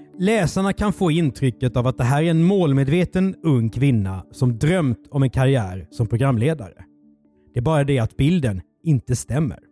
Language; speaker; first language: Swedish; native; Swedish